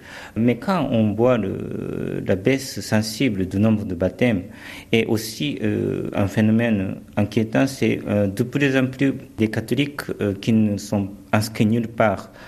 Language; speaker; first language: French; early bilingual, other home language; Japanese